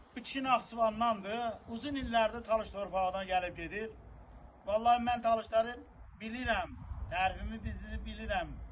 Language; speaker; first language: Azerbaijani; non-native, local second language; Talysh